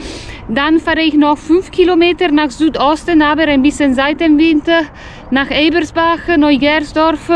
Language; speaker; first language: German; non-native, fluent; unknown